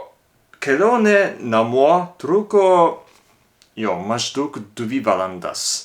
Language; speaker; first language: Lithuanian; non-native, fluent; Japanese